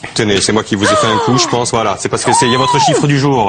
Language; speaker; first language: French; native; French